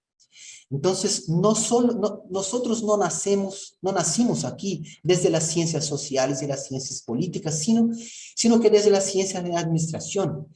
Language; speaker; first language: Spanish; non-native, fluent; Portuguese